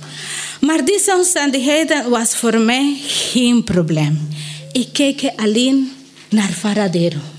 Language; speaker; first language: Dutch; non-native, learner; Spanish